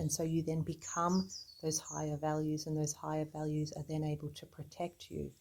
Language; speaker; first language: English; native; English